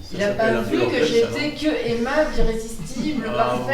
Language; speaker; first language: French; native; French